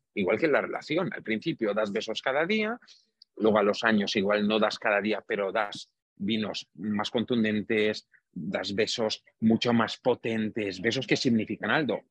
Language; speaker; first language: Spanish; non-native, fluent; Hungarian